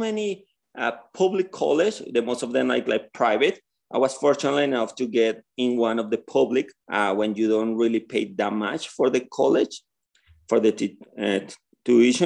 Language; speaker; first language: English; non-native, learner; Spanish